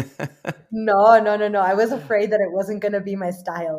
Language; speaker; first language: English; early bilingual, other home language; Spanish